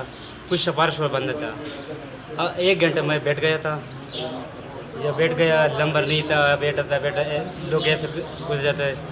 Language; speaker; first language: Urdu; non-native, local second language; Pashto